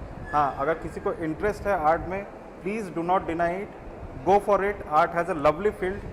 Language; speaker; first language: Hindi; native; Hindi